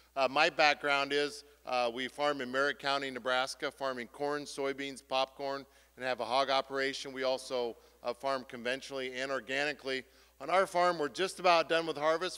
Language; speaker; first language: English; native; English